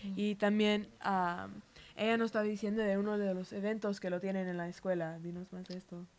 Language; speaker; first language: Spanish; early bilingual, heritage; Spanish